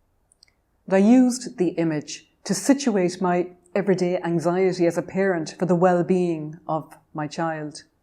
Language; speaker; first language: English; native; English